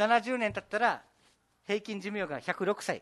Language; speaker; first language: Japanese; native; Japanese